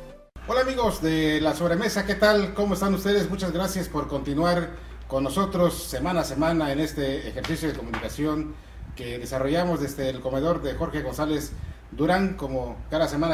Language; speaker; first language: Spanish; native; Spanish